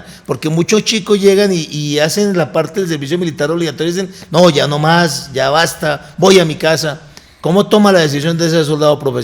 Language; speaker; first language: Spanish; native; Spanish